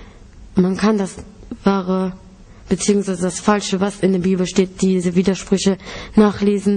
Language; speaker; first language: German; early bilingual, other home language; Greek